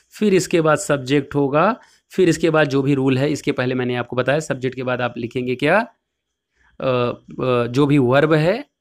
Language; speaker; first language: Hindi; native; Hindi